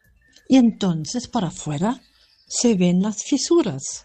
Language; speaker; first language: Spanish; non-native, fluent; German